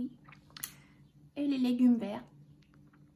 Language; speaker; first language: French; non-native, learner; English